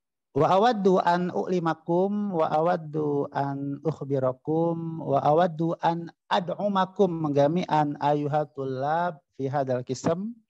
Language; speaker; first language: Arabic; non-native, fluent; Indonesian